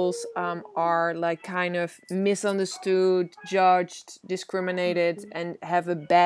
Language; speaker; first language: English; non-native, fluent; Dutch